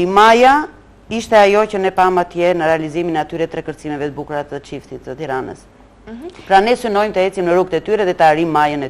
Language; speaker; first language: Albanian; native; Albanian